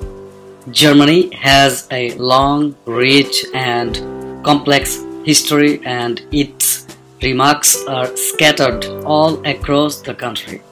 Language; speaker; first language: English; non-native, fluent; Bangla